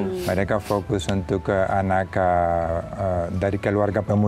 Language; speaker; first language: Indonesian; non-native, learner; Spanish